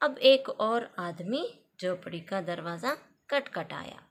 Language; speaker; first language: Hindi; non-native, local second language; Kannada